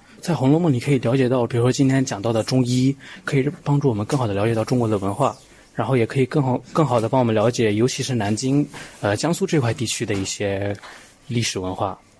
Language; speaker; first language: Chinese; early bilingual, other home language; Urdu